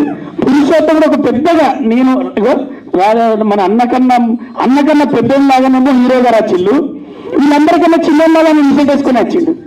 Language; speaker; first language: Telugu; native; Telugu